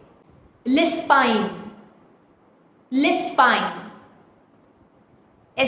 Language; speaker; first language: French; non-native, fluent; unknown